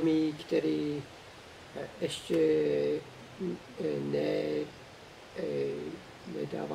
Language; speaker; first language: Czech; non-native, learner; English